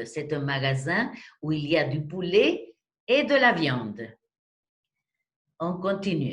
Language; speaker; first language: French; non-native, fluent; Spanish